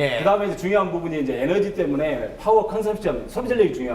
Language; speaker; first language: Korean; native; Korean